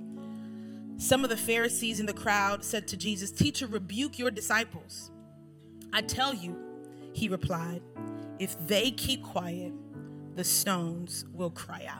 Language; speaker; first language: English; native; English